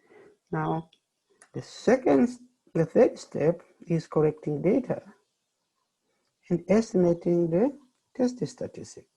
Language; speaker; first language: English; non-native, fluent; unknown